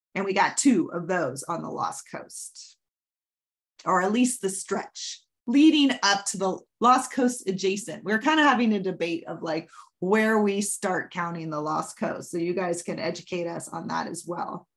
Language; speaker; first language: English; native; English